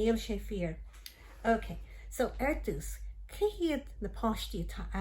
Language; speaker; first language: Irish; non-native, local second language; English